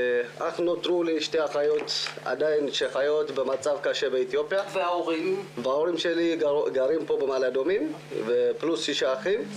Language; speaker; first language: Hebrew; early bilingual, other home language; Amharic